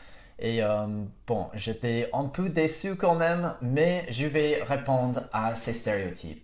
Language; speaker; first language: French; non-native, fluent; English